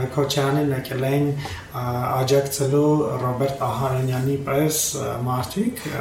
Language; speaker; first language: Armenian; native; Armenian